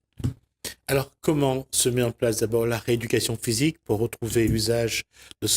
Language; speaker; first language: French; native; French